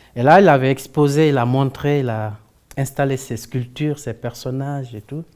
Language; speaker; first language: French; non-native, local second language; Wolof